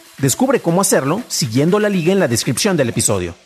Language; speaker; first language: Spanish; native; Spanish